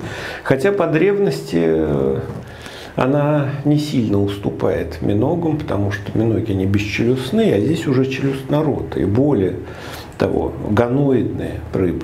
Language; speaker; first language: Russian; native; Russian